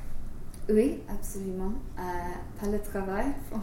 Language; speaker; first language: French; non-native, learner; English